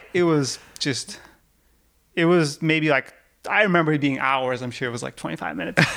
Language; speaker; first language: English; early bilingual, other home language; Russian